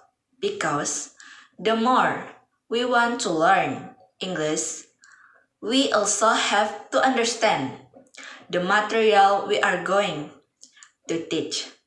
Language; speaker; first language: English; non-native, learner; Indonesian